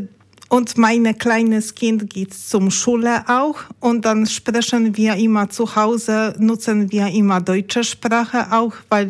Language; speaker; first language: German; non-native, learner; Polish